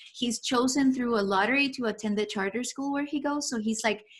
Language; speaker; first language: English; non-native, fluent; Spanish